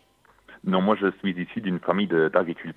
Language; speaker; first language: French; non-native, local second language; Luxembourgish